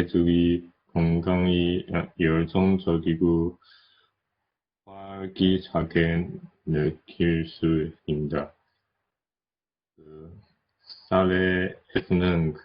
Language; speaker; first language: Korean; non-native, learner; Chinese